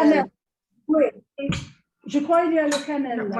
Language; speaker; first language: French; non-native, learner; English